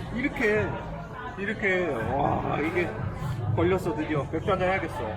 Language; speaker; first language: Korean; native; Korean